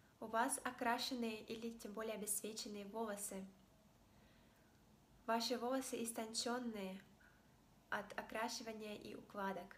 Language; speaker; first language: Russian; native; Russian